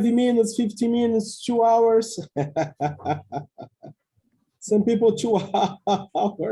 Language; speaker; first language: English; non-native, fluent; Portuguese